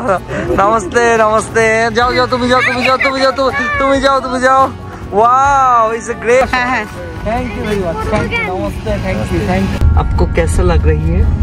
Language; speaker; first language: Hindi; non-native, learner; Bangla